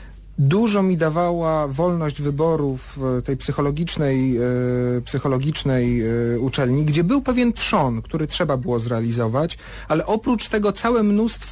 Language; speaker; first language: Polish; native; Polish